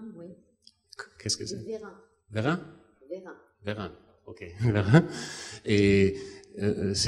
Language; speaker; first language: French; non-native, fluent; German